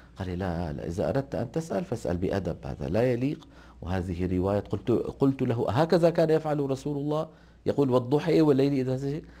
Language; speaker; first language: Arabic; native; Arabic